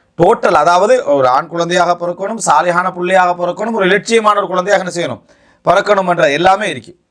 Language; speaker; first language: Tamil; native; Tamil